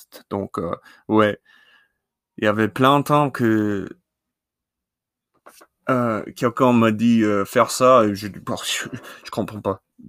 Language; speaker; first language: French; non-native, learner; English